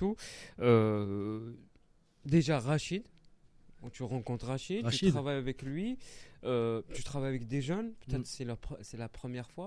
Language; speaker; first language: French; native; French